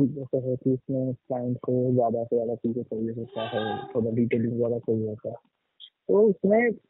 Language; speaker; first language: Hindi; non-native, local second language; Bangla